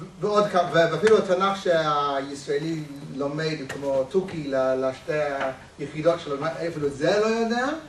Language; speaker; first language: Hebrew; non-native, fluent; English